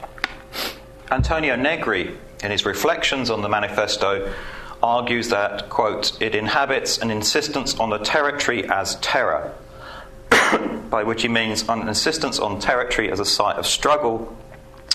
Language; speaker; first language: English; native; English